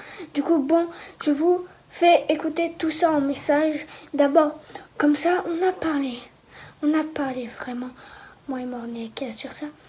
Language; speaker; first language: French; native; French